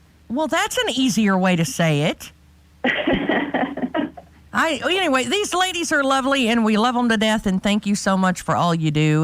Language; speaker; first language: English; native; English